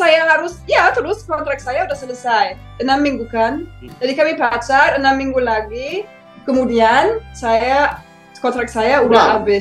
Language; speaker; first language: Indonesian; non-native, fluent; German